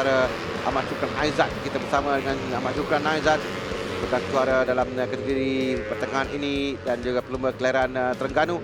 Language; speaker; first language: Malay; native; Malay